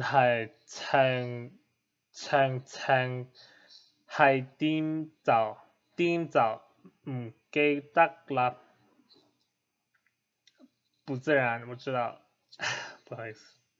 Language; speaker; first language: Chinese; non-native, learner; English